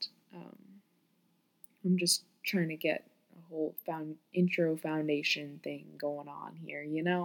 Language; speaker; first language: English; native; English